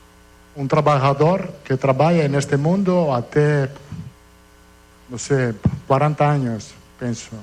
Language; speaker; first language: Portuguese; non-native, fluent; Italian